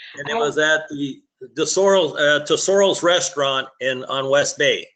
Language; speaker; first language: English; native; English